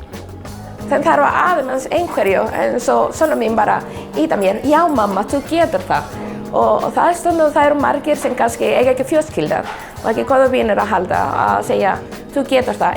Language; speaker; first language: Icelandic; non-native, fluent; Spanish